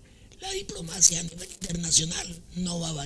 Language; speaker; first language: Spanish; native; Spanish